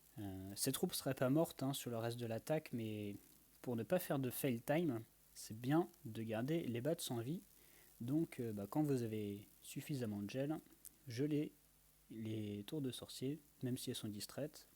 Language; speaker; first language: French; native; French